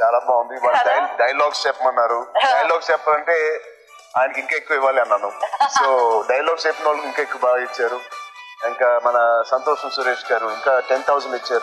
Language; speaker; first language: Telugu; native; Telugu